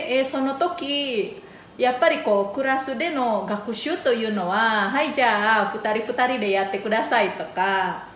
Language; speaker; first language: Japanese; non-native, fluent; Indonesian